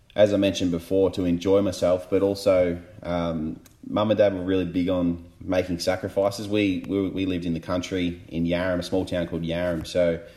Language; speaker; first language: English; native; English